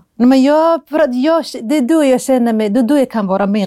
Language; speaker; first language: Swedish; non-native, fluent; Somali